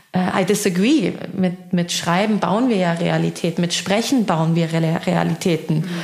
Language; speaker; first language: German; early bilingual, other home language; Persian